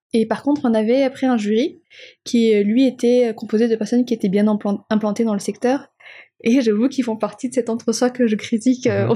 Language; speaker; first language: French; non-native, local second language; Malagasy